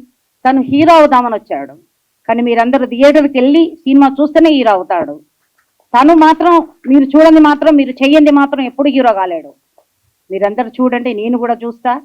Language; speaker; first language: Telugu; native; Telugu